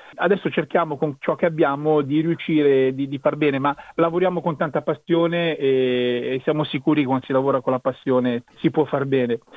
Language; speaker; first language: Italian; native; Italian